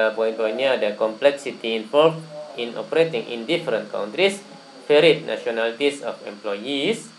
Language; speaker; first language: English; non-native, fluent; Indonesian